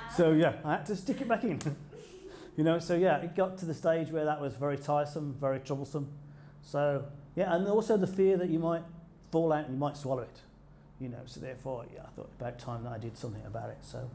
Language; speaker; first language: English; native; English